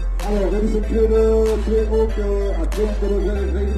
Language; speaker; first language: Dutch; non-native, local second language; French